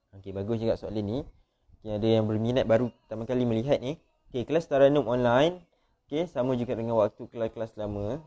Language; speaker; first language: Malay; native; Malay